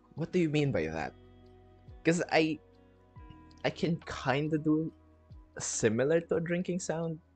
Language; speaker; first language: English; non-native, local second language; Filipino